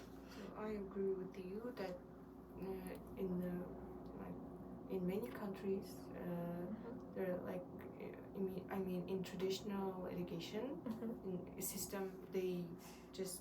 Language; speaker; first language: English; non-native, learner; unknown